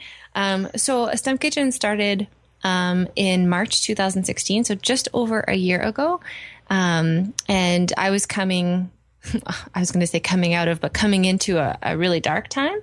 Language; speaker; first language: English; native; English